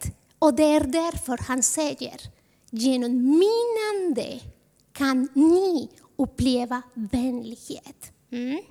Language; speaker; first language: Swedish; non-native, fluent; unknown